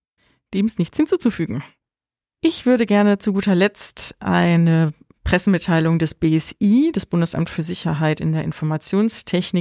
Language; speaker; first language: German; native; German